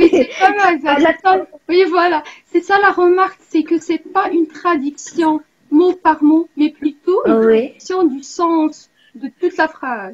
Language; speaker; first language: French; non-native, fluent; Arabic